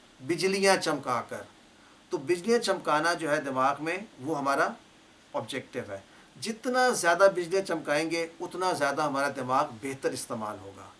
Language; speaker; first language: Urdu; native; Urdu